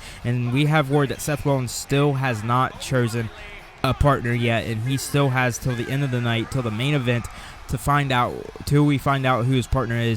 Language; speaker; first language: English; native; English